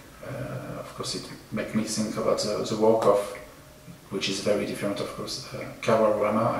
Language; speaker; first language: English; non-native, fluent; French